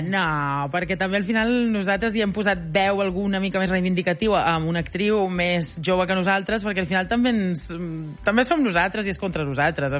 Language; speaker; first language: Catalan; native; Catalan